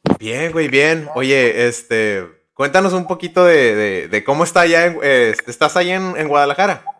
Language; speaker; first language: Spanish; native; Spanish